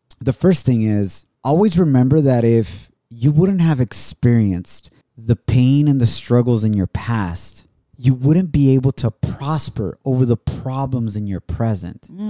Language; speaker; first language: English; early bilingual, other home language; Spanish